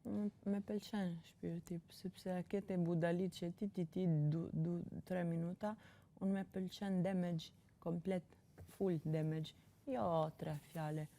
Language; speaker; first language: Albanian; early bilingual, heritage; Albanian